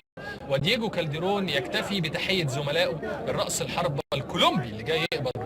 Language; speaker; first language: Arabic; native; Arabic